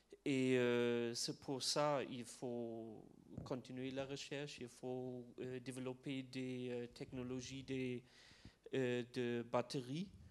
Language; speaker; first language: French; non-native, fluent; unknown